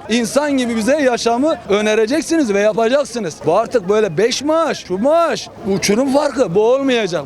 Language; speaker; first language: Turkish; native; Turkish